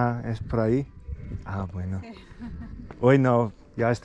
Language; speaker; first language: Spanish; non-native, learner; English